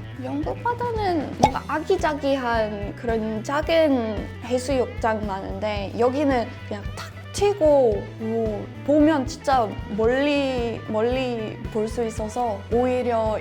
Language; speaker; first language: Korean; non-native, fluent; English